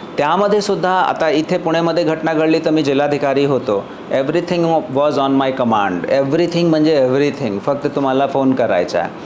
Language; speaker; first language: Marathi; non-native, fluent; Hindi